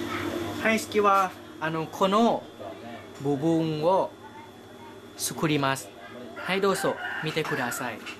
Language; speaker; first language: Japanese; non-native, learner; Thai